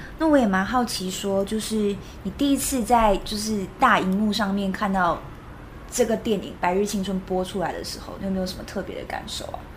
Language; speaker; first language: Chinese; native; Chinese